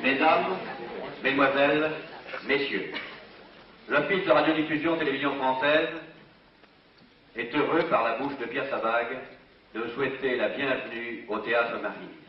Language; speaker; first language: French; native; French